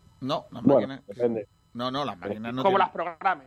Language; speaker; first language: Spanish; native; Spanish